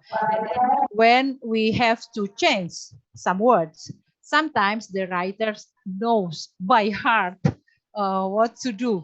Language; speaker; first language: English; non-native, fluent; Indonesian